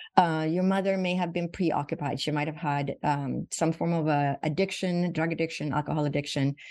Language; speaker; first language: English; non-native, fluent; Swedish